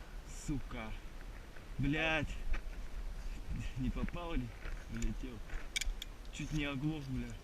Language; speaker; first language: Russian; native; Russian